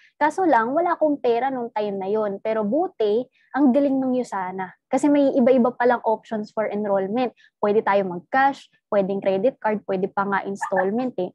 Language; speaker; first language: Filipino; non-native, local second language; Cebuano